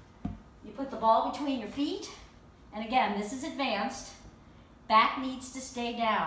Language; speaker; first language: English; native; English